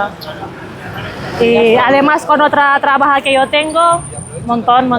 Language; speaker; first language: Spanish; non-native, learner; Indonesian